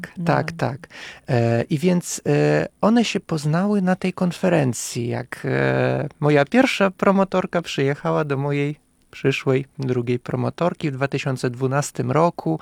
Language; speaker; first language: Polish; non-native, fluent; Russian